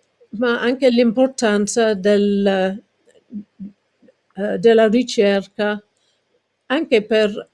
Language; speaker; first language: Italian; non-native, learner; English